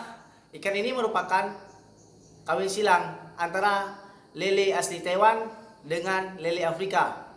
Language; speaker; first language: Indonesian; native; Indonesian